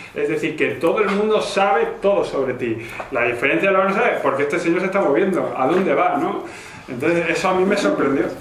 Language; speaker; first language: Spanish; native; Spanish